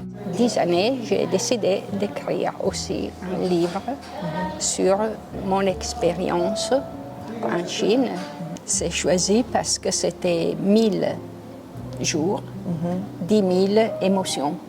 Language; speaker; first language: French; non-native, local second language; Italian